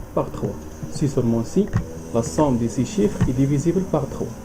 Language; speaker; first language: French; non-native, local second language; Arabic